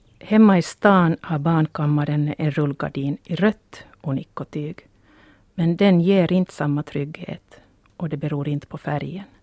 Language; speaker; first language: Swedish; native; Swedish